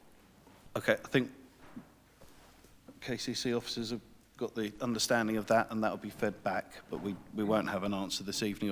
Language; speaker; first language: English; native; English